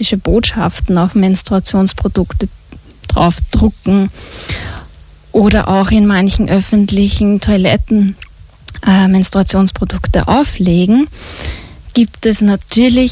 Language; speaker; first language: German; native; German